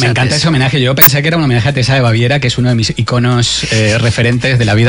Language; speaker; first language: Spanish; native; Spanish